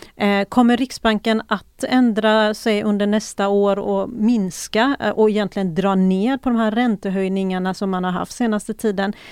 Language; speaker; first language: Swedish; early bilingual, other home language; Persian